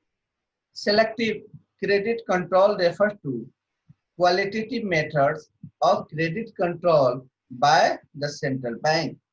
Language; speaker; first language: English; non-native, local second language; Hindi